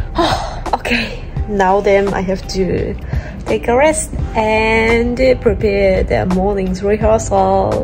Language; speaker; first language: English; non-native, learner; Japanese